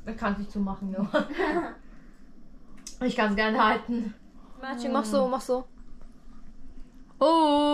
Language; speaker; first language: German; early bilingual, other home language; Filipino